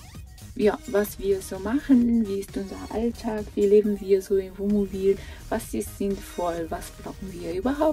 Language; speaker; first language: German; non-native, fluent; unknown